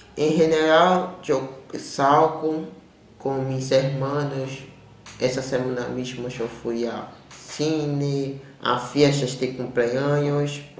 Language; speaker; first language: Spanish; non-native, learner; Portuguese